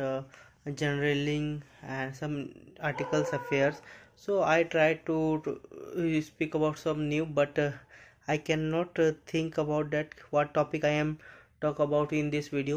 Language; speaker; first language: English; non-native, learner; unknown